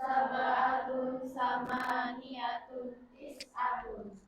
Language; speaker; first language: Arabic; non-native, learner; Indonesian